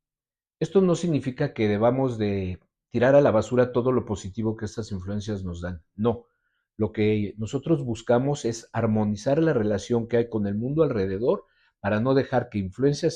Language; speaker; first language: Spanish; native; Spanish